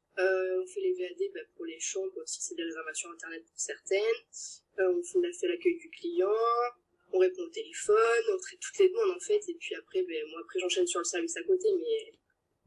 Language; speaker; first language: French; native; French